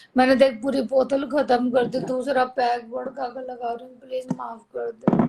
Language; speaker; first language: Hindi; native; Hindi